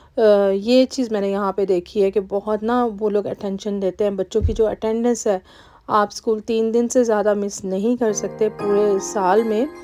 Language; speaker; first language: Urdu; native; Urdu